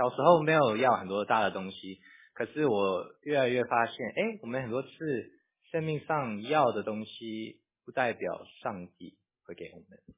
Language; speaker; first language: Chinese; early bilingual, heritage; English